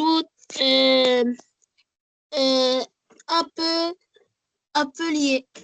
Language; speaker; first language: French; non-native, learner; Arabic